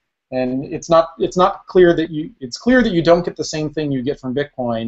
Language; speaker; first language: English; native; English